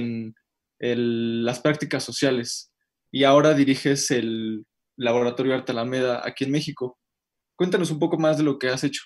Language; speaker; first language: Spanish; native; Spanish